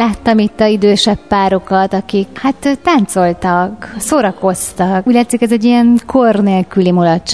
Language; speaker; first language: Hungarian; native; Hungarian